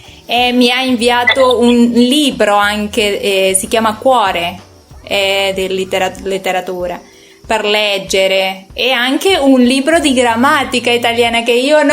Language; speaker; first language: Italian; non-native, learner; Spanish